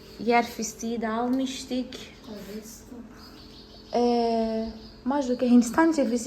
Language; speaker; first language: Turkish; non-native, fluent; Portuguese